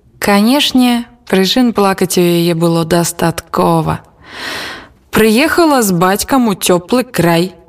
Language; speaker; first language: Belarusian; native; Belarusian